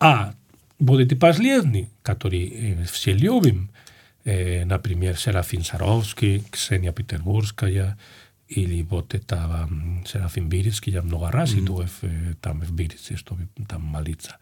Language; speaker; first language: Russian; non-native, fluent; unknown